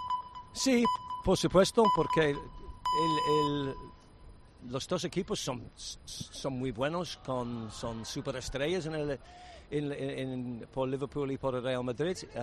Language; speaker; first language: Spanish; non-native, learner; English